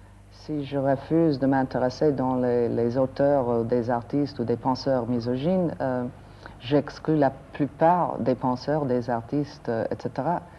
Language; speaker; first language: French; non-native, fluent; English